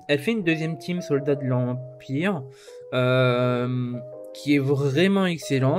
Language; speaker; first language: French; native; French